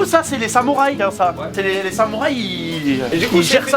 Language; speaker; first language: French; native; French